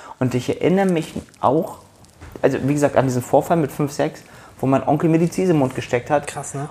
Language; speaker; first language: German; early bilingual, other home language; Turkish